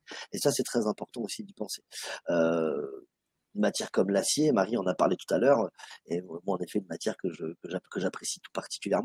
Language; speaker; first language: French; native; French